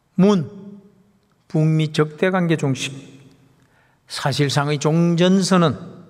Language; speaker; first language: Korean; native; Korean